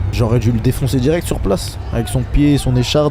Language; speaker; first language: French; early bilingual, other home language; Chechen